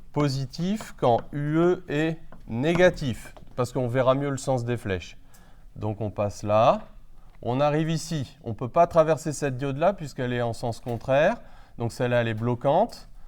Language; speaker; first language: French; native; French